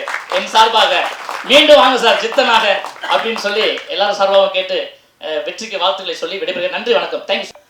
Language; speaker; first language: Tamil; native; Tamil